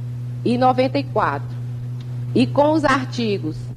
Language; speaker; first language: Portuguese; native; Portuguese